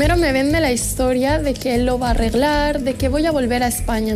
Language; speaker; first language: Spanish; early bilingual, other home language; Arabic